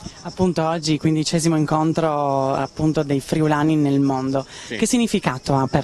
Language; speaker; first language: Italian; native; Italian